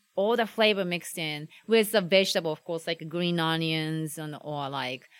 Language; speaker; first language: English; non-native, learner; Japanese